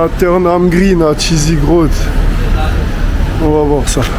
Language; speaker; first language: French; native; French